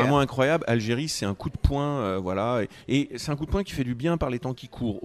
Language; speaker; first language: French; native; French